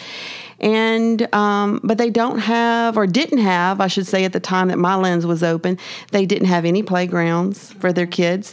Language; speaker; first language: English; native; English